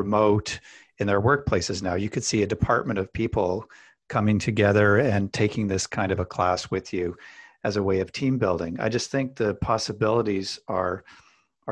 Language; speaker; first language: English; native; English